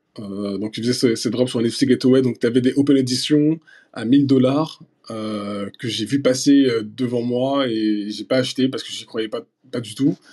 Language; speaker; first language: French; early bilingual, other home language; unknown